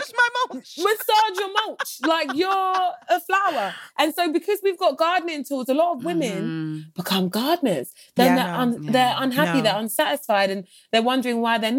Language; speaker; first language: English; native; English